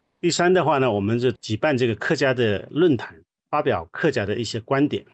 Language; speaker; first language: Chinese; non-native, local second language; Hakka Chinese